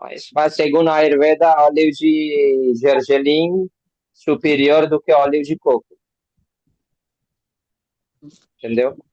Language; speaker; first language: Portuguese; non-native, learner; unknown